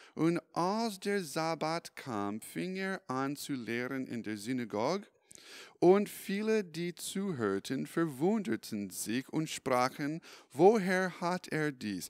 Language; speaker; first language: German; non-native, fluent; English